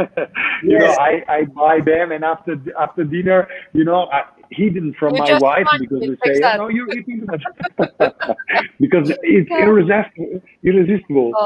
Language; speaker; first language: English; non-native, fluent; Italian